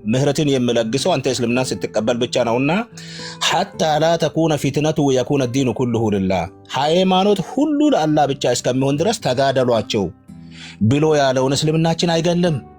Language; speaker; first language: Amharic; non-native, local second language; Oromo